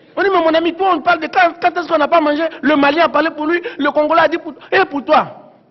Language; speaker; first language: French; non-native, local second language; Bambara